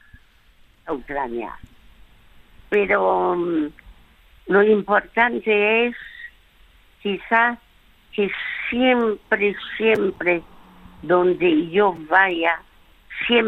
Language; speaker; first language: Spanish; early bilingual, other home language; French